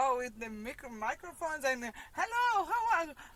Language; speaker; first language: English; non-native, learner; Portuguese